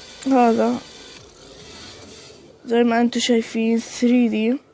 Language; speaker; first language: Arabic; native; Arabic